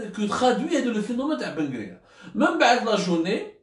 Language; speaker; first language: French; non-native, local second language; Arabic